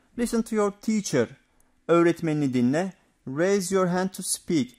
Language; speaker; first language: English; non-native, fluent; Turkish